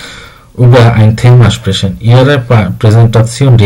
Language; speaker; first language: German; non-native, learner; Bangla